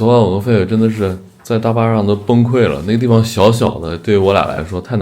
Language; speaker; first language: Chinese; native; Chinese